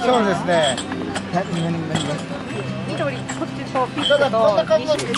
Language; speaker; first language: Japanese; non-native, learner; Korean